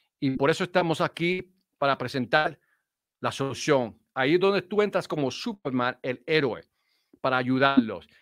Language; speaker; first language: Spanish; early bilingual, heritage; Spanish